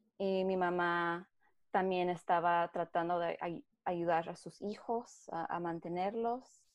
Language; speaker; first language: Spanish; early bilingual, heritage; Spanish